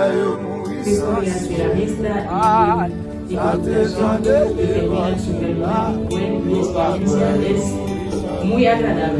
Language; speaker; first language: Spanish; non-native, learner; Haitian Creole